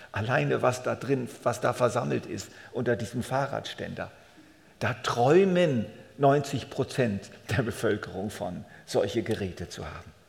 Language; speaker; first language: German; native; German